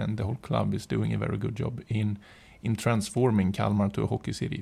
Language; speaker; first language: English; non-native, fluent; Swedish